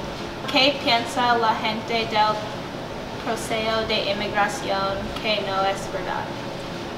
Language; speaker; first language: Spanish; non-native, learner; English